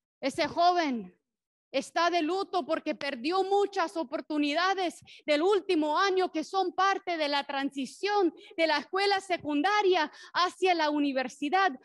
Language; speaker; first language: Spanish; non-native, fluent; English